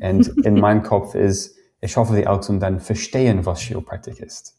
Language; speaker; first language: German; non-native, fluent; English